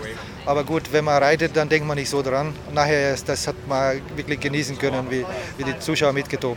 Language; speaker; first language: German; non-native, fluent; Hungarian